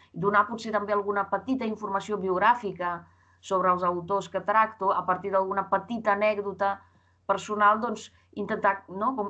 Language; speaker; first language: Catalan; non-native, fluent; Russian